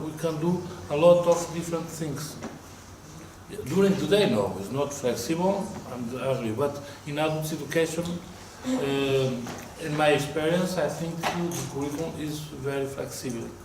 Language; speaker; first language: English; non-native, fluent; Portuguese